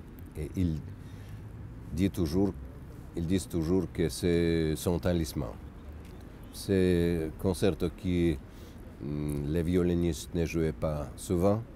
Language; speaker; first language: French; non-native, learner; Russian